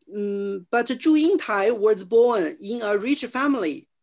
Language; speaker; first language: English; non-native, learner; Chinese